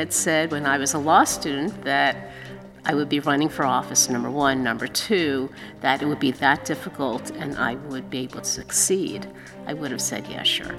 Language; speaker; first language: English; early bilingual, other home language; Cantonese